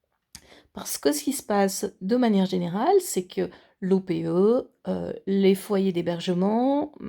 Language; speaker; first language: French; native; French